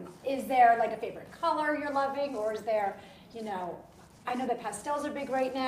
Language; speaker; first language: English; native; English